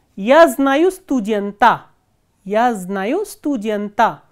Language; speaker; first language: Russian; non-native, fluent; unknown